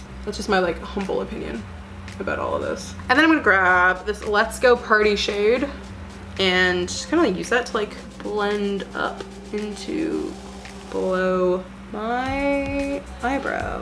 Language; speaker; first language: English; native; English